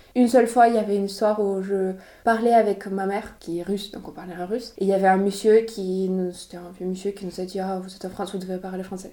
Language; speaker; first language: French; non-native, fluent; Russian